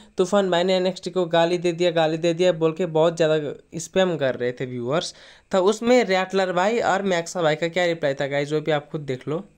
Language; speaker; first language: Hindi; native; Hindi